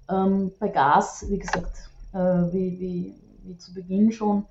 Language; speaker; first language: German; native; German